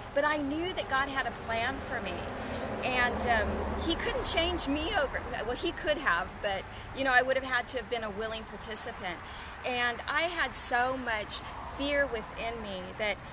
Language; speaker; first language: English; native; English